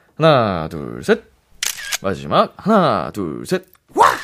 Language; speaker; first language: Korean; native; Korean